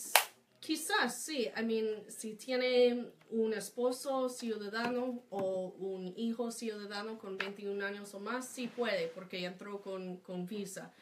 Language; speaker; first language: Spanish; non-native, fluent; English